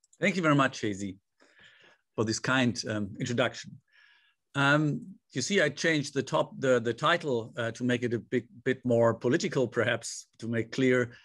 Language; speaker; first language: English; non-native, fluent; German